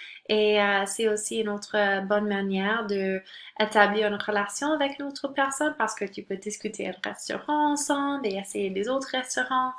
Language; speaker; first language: French; non-native, local second language; English